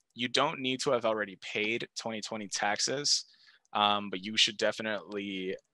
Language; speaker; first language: English; early bilingual, other home language; Spanish